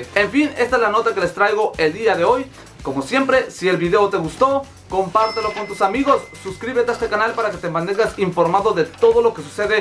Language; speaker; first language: Spanish; native; Spanish